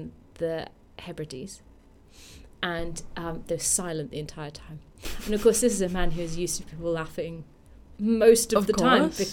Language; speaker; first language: English; native; English